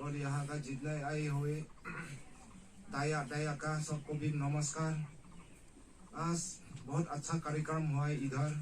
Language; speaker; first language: Hindi; non-native, local second language; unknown